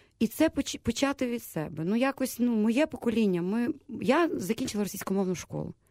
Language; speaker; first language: Ukrainian; native; Ukrainian